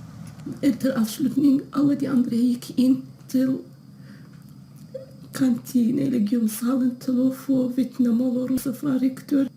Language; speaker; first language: Norwegian; non-native, learner; Kurdish